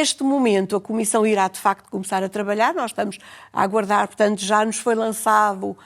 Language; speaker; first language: Portuguese; native; Portuguese